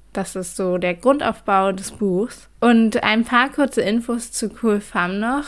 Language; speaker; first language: German; native; German